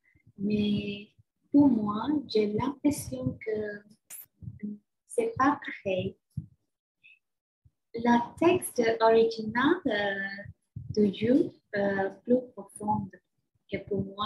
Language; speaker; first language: French; non-native, learner; Chinese